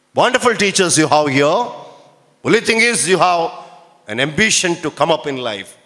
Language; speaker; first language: English; non-native, local second language; Kannada